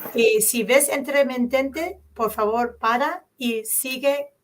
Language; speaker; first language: Spanish; early bilingual, heritage; Spanish